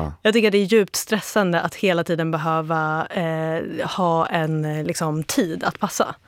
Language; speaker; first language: Swedish; native; Swedish